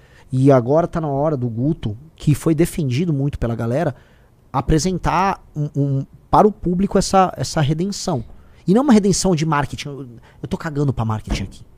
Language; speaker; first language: Portuguese; native; Portuguese